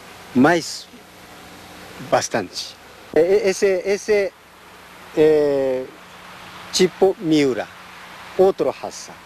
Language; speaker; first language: Portuguese; non-native, learner; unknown